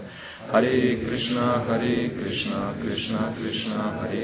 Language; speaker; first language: Russian; native; Russian